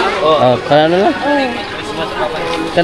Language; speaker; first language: Filipino; non-native, local second language; Waray